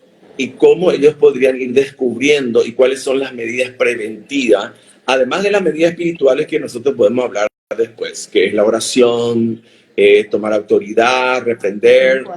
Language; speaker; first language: Spanish; native; Spanish